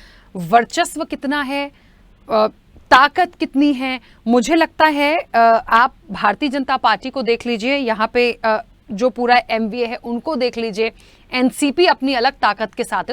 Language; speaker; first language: Hindi; native; Hindi